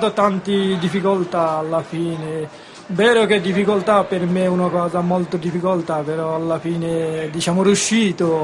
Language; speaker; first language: Italian; non-native, learner; Bangla